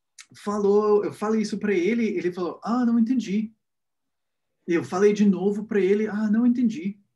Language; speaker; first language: Portuguese; non-native, fluent; English